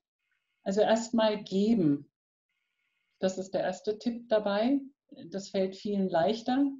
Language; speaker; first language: German; native; German